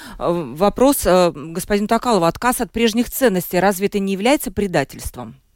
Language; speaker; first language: Russian; native; Russian